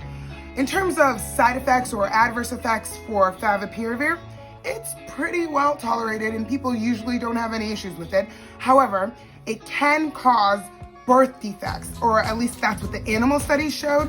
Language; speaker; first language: English; native; English